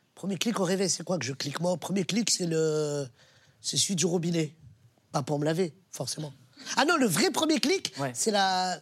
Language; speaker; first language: French; early bilingual, other home language; Arabic